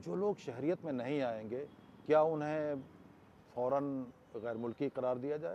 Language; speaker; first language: Urdu; native; Urdu